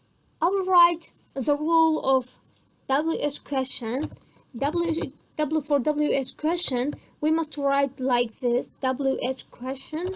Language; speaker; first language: English; non-native, fluent; Central Kurdish